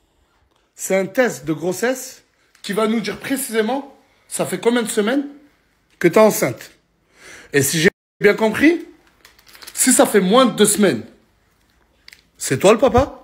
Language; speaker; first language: French; native; French